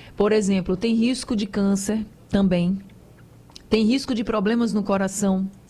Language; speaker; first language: Portuguese; native; Portuguese